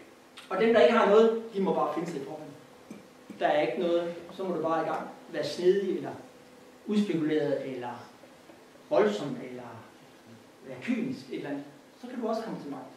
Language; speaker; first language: Danish; native; Danish